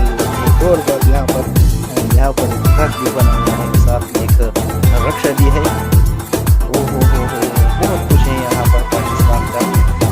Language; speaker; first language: Hindi; non-native, local second language; Punjabi